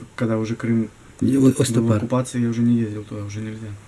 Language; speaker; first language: Ukrainian; non-native, local second language; Russian